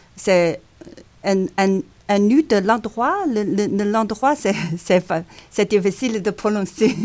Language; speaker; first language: French; non-native, learner; Chinese